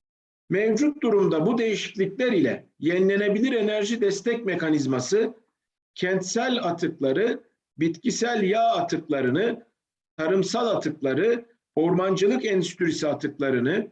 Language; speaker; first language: Turkish; native; Turkish